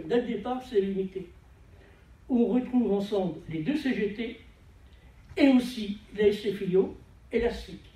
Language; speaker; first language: French; native; French